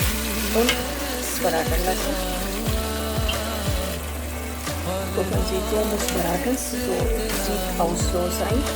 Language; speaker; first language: German; non-native, learner; Hindi